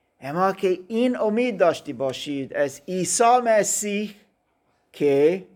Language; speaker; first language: Persian; non-native, learner; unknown